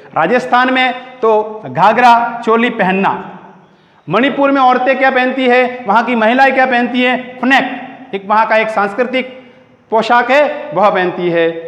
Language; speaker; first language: Hindi; native; Hindi